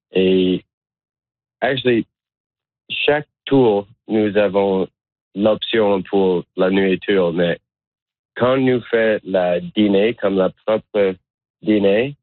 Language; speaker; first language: French; non-native, learner; English